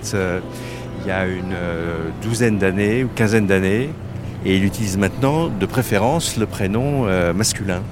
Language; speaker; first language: French; native; French